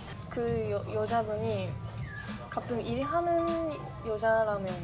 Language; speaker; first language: Korean; non-native, learner; Japanese